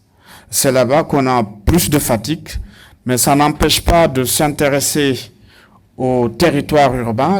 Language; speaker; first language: French; non-native, local second language; Wolof